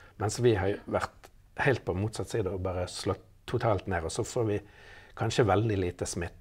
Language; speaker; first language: Norwegian; native; Norwegian